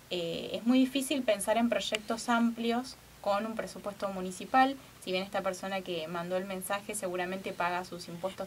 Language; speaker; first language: Spanish; native; Spanish